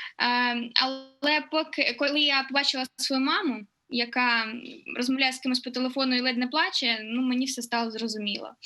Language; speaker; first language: Ukrainian; non-native, local second language; Russian